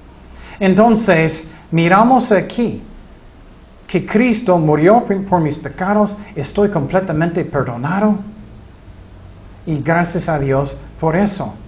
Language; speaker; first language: Spanish; non-native, fluent; English